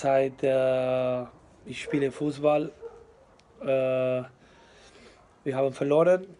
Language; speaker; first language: German; non-native, learner; Spanish